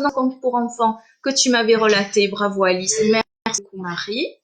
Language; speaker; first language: French; early bilingual, other home language; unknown